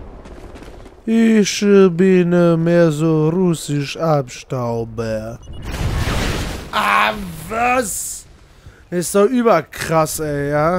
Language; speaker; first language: German; native; German